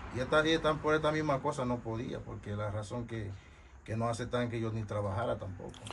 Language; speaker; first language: Spanish; non-native, fluent; Haitian Creole